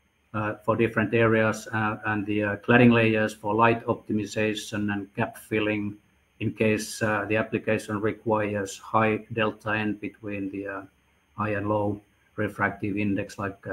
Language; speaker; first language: English; non-native, fluent; Finnish